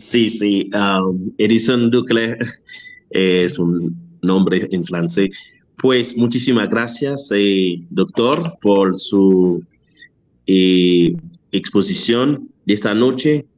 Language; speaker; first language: Spanish; non-native, learner; French